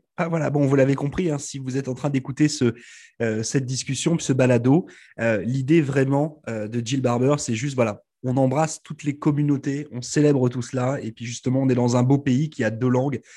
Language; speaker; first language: French; native; French